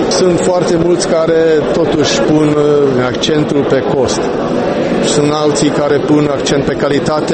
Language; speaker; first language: Romanian; non-native, fluent; Czech